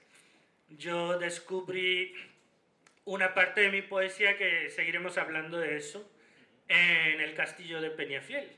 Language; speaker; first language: Spanish; non-native, fluent; Hindi